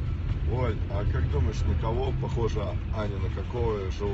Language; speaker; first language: Russian; native; Russian